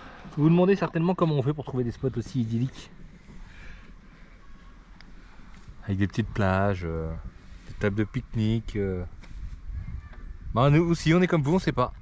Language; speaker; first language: French; native; French